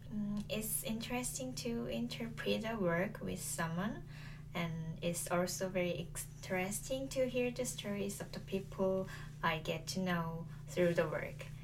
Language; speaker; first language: English; non-native, learner; Korean